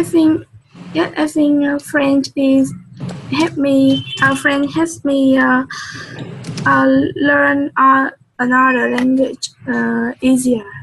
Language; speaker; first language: English; non-native, learner; Vietnamese